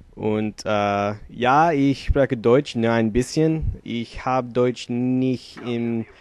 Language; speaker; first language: German; non-native, learner; English